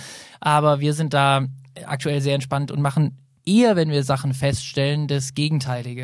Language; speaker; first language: German; native; German